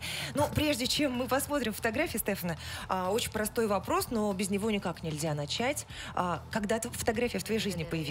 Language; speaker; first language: Russian; native; Russian